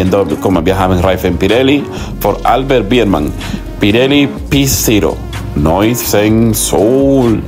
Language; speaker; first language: German; non-native, learner; Spanish